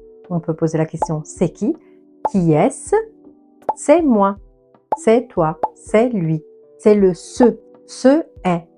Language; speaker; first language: French; non-native, fluent; Italian